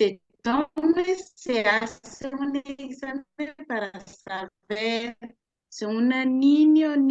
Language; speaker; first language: Spanish; non-native, learner; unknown